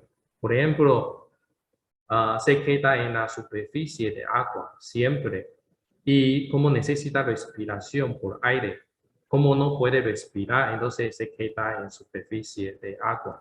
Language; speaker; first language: Spanish; non-native, learner; Chinese